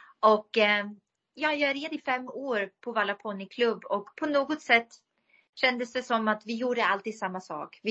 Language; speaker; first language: Swedish; non-native, fluent; German